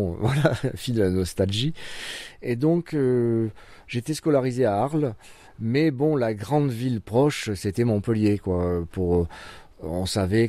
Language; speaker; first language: French; native; French